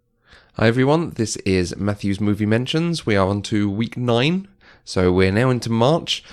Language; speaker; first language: English; native; English